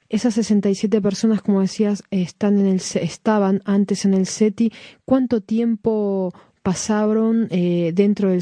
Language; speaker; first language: Spanish; native; Spanish